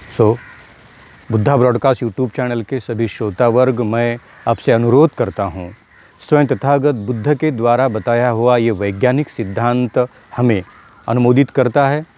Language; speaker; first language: Hindi; non-native, local second language; Marathi